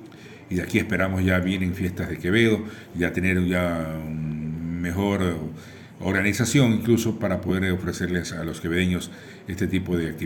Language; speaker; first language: Spanish; native; Spanish